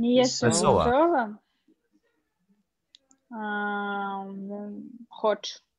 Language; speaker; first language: Polish; non-native, learner; Russian